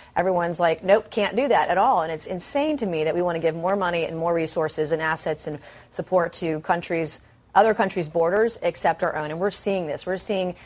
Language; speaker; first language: English; native; English